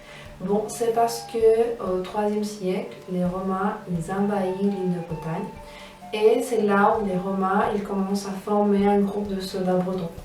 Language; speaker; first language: French; non-native, fluent; Spanish